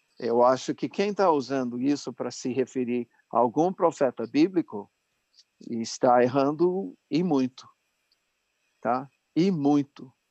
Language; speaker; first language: Portuguese; non-native, fluent; English